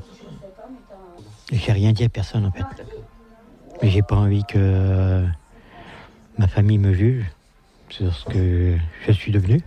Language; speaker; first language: French; native; French